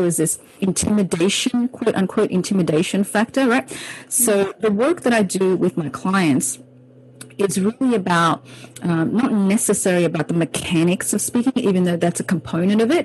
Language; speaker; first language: English; native; English